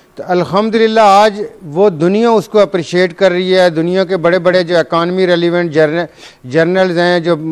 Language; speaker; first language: Urdu; non-native, local second language; Punjabi